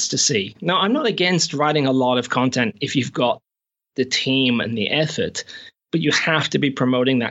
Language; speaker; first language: English; native; English